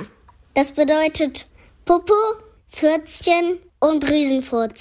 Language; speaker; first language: German; early bilingual, other home language; Greek